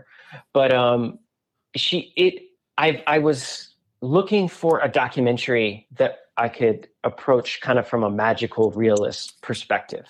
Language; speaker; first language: English; native; English